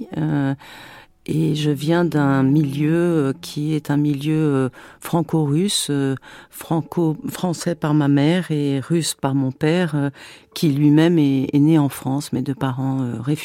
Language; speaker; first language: French; native; French